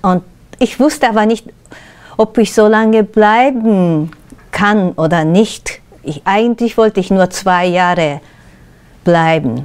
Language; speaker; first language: German; non-native, fluent; Japanese